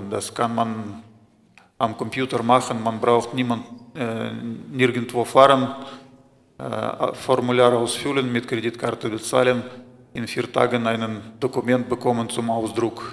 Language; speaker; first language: German; non-native, fluent; Russian